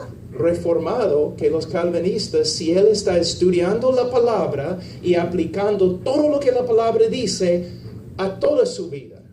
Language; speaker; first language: Spanish; non-native, fluent; English